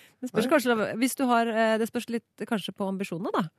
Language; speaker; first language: Norwegian; native; Norwegian